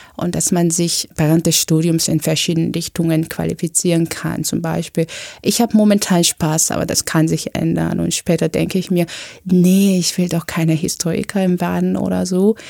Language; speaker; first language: German; non-native, fluent; Korean